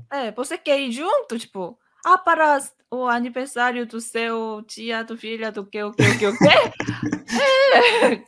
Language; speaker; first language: Portuguese; non-native, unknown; Korean